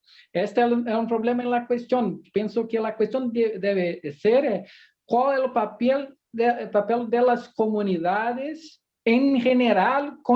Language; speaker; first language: Spanish; non-native, fluent; Portuguese